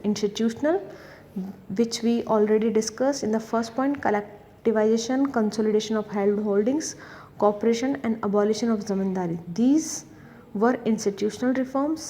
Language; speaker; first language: English; non-native, local second language; Hindi